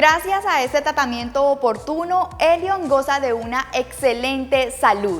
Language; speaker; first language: Spanish; native; Spanish